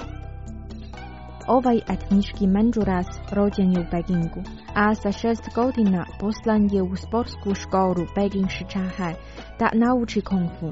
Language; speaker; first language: Croatian; non-native, fluent; Chinese